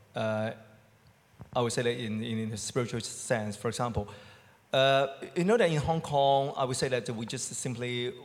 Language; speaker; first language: English; non-native, local second language; Cantonese